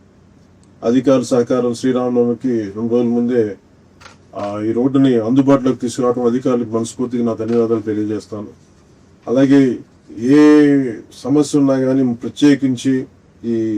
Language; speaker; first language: Telugu; native; Telugu